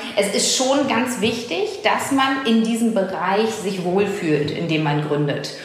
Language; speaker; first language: German; native; German